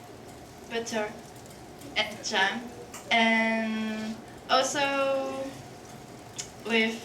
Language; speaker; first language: English; non-native, fluent; French